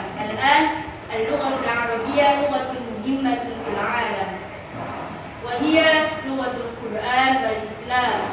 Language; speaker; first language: Arabic; non-native, learner; Indonesian